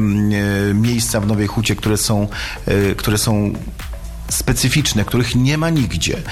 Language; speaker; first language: Polish; native; Polish